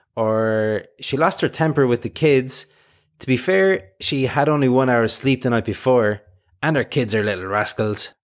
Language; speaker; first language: English; native; English